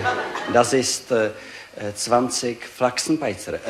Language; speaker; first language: German; non-native, learner; Czech